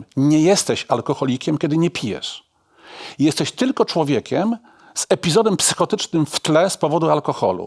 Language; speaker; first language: Polish; native; Polish